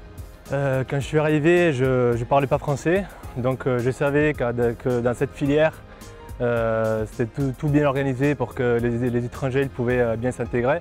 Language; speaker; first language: French; non-native, fluent; Italian